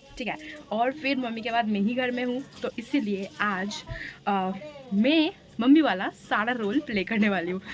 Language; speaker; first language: Hindi; non-native, local second language; Bangla